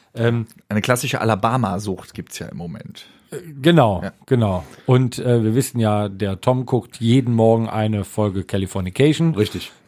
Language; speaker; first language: German; native; German